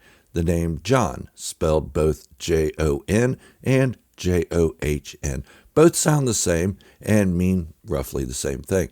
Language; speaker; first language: English; native; English